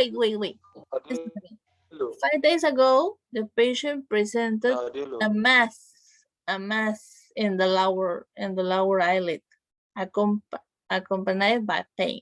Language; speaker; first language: English; non-native, learner; Spanish